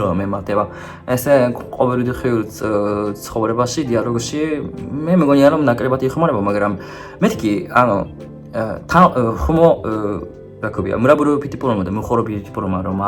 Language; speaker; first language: Georgian; non-native, fluent; Japanese